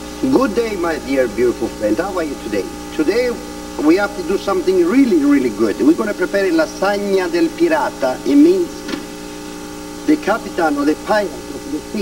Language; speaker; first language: English; non-native, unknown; Italian